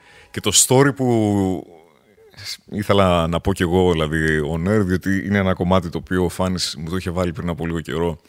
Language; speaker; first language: Greek; native; Greek